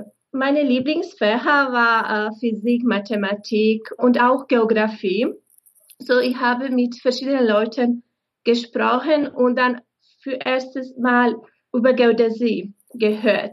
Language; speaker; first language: German; non-native, fluent; Bosnian